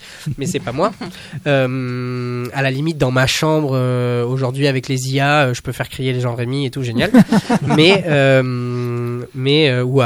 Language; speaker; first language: French; native; French